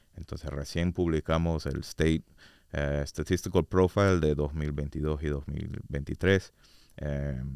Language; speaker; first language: Spanish; non-native, fluent; English